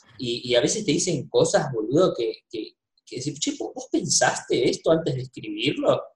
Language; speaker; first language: Spanish; native; Spanish